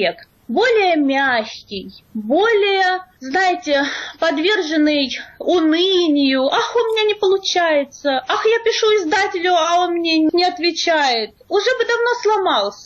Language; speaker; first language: Russian; native; Russian